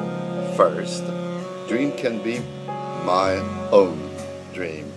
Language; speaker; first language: English; non-native, learner; French